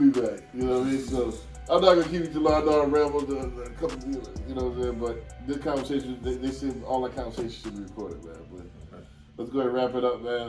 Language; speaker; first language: English; native; English